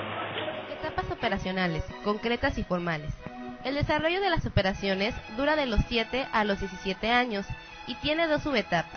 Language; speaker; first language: Spanish; native; Spanish